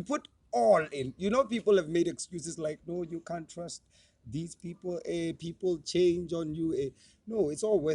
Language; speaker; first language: English; non-native, local second language; Tswana